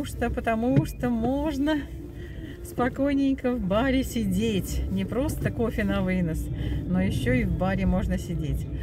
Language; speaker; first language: Russian; native; Russian